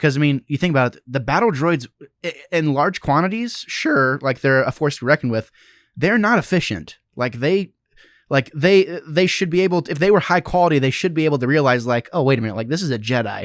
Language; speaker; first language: English; native; English